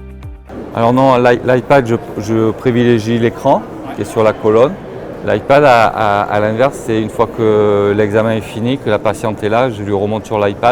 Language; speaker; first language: French; native; French